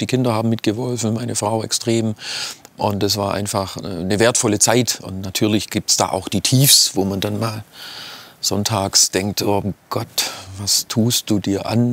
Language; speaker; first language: German; native; German